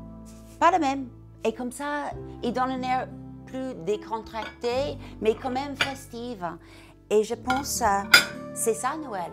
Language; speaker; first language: French; non-native, learner; English